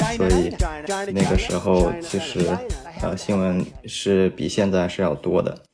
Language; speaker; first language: Chinese; native; Chinese